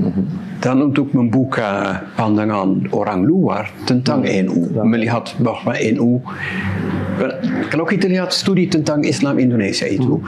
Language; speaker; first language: Indonesian; non-native, fluent; Dutch